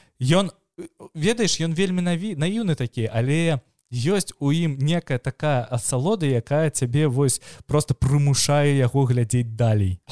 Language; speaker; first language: Belarusian; non-native, local second language; Russian